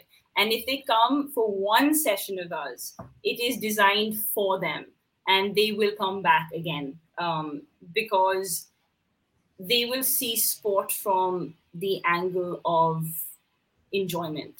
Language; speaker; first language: English; non-native, local second language; Hindi